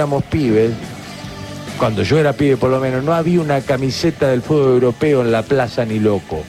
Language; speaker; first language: Spanish; native; Spanish